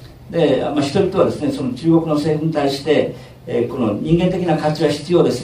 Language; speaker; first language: Japanese; native; Japanese